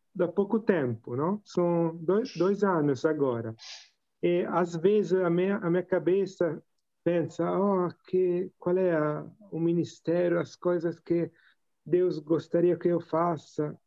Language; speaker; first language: Portuguese; non-native, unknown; Italian